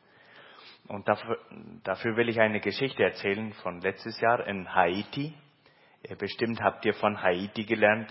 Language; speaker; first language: German; early bilingual, heritage; Plautdietsch